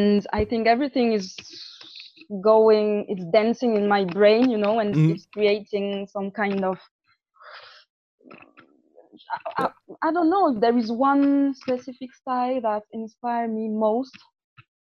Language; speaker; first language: English; non-native, fluent; French